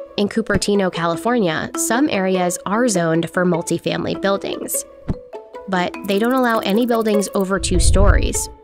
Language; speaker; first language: English; native; English